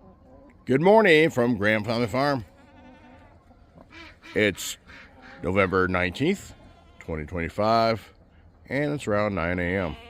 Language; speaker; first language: English; native; English